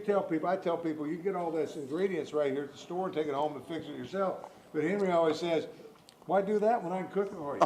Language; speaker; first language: English; native; English